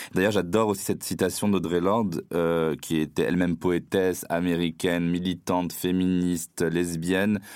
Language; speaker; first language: French; non-native, local second language; Arabic